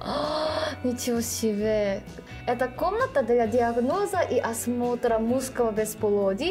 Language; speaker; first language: Russian; non-native, fluent; Korean